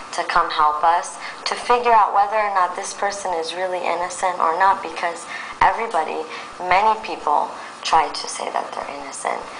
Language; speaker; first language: English; early bilingual, other home language; Persian